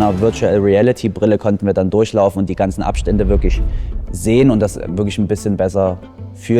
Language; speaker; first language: German; native; German